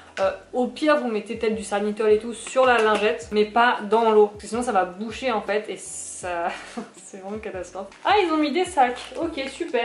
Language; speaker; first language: French; native; French